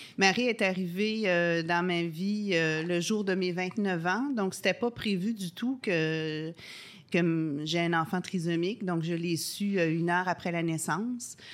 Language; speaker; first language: French; native; French